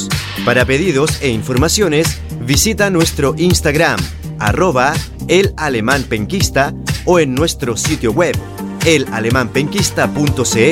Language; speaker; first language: Spanish; native; Spanish